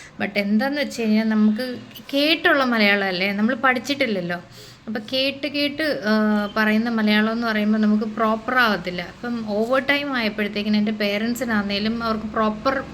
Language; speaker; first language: Malayalam; early bilingual, heritage; Malayalam